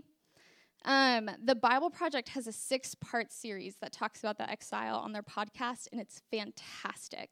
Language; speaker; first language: English; native; English